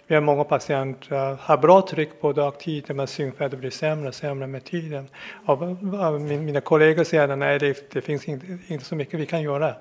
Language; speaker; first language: Swedish; non-native, fluent; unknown